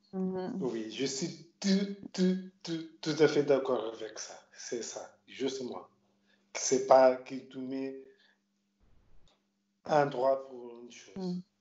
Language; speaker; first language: French; non-native, local second language; Portuguese